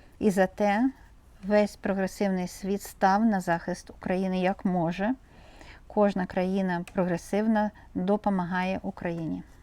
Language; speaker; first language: Ukrainian; native; Ukrainian